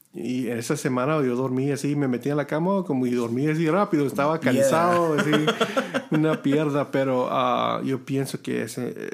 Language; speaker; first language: Spanish; early bilingual, heritage; Spanish